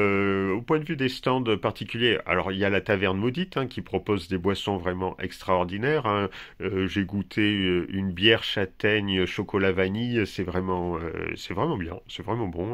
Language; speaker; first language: French; native; French